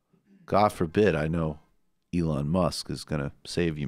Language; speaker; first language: English; native; English